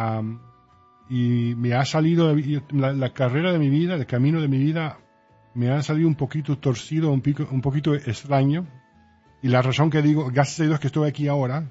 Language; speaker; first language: Spanish; early bilingual, heritage; Spanish